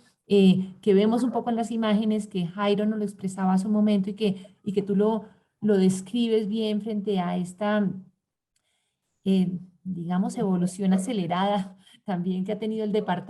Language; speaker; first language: Spanish; native; Spanish